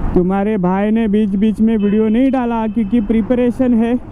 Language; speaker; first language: Hindi; non-native, local second language; Marathi